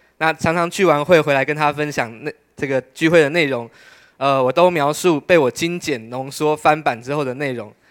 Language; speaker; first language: Chinese; native; Chinese